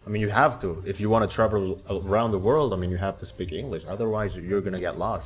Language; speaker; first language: English; non-native, fluent; Indonesian